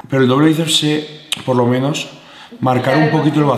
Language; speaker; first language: Spanish; native; Spanish